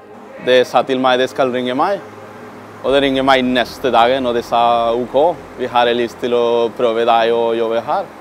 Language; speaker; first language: Norwegian; non-native, learner; Spanish